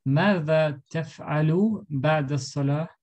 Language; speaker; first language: Arabic; non-native, learner; German